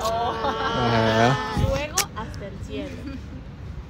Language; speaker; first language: Spanish; non-native, learner; Japanese